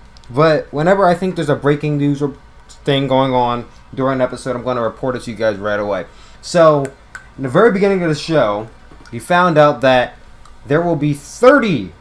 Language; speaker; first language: English; native; English